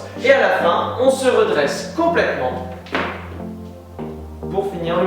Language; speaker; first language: French; native; French